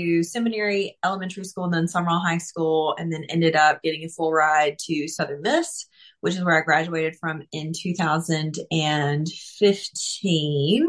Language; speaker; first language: English; native; English